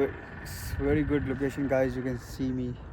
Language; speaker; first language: English; non-native, learner; Hindi